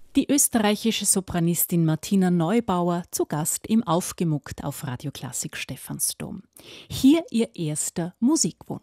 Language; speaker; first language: German; native; German